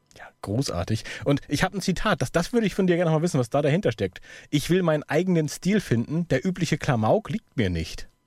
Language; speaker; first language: German; native; German